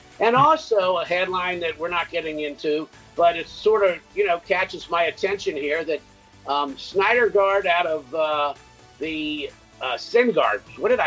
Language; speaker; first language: English; native; English